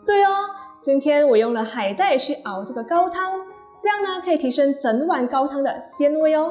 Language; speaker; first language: Chinese; native; Chinese